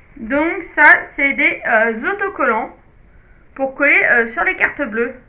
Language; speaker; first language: French; native; French